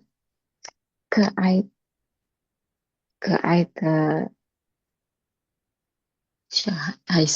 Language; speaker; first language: Chinese; non-native, learner; Indonesian